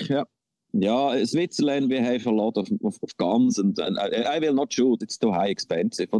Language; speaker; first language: English; non-native, learner; Swiss German